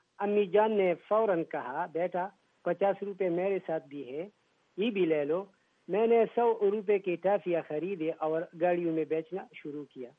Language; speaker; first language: Urdu; non-native, local second language; Pashto